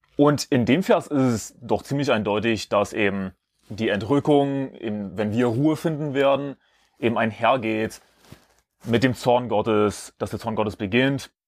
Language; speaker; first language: German; native; German